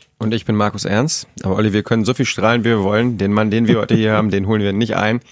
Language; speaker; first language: German; native; German